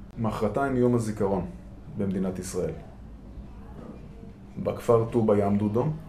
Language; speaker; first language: Hebrew; native; Hebrew